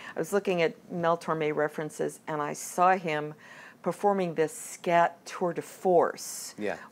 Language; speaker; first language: English; native; English